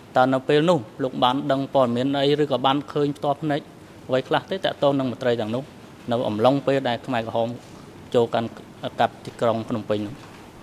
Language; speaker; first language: Khmer; native; Khmer